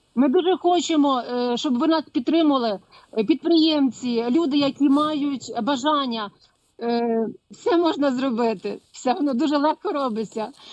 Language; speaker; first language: Ukrainian; non-native, fluent; Polish